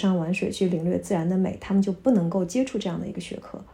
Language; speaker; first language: Chinese; native; Chinese